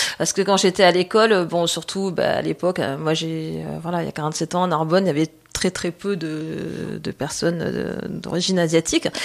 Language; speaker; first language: French; native; French